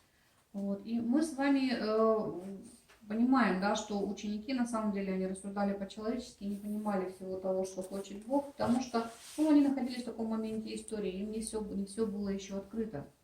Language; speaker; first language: Russian; native; Russian